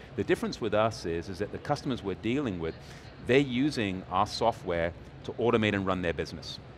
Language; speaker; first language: English; native; English